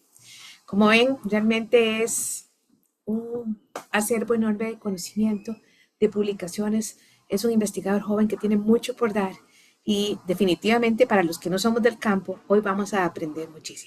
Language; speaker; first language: Spanish; native; Spanish